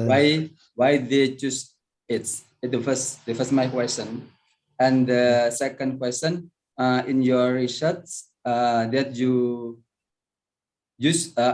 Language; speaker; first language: English; non-native, learner; Indonesian